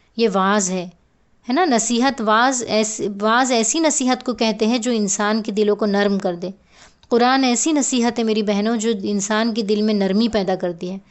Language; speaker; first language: Urdu; native; Urdu